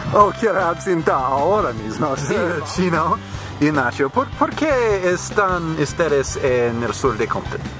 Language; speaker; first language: Spanish; non-native, learner; English